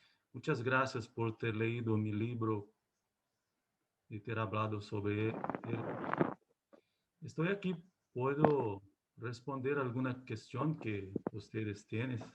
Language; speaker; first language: Spanish; non-native, learner; Portuguese